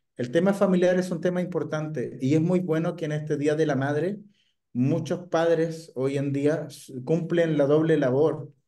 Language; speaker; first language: Spanish; native; Spanish